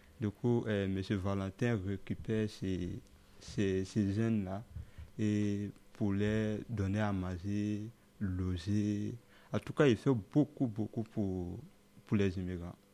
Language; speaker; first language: French; non-native, local second language; Dyula